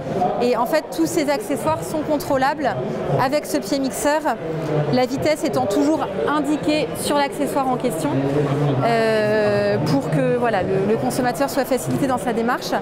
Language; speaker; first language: French; native; French